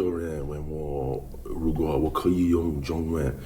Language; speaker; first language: Chinese; non-native, learner; English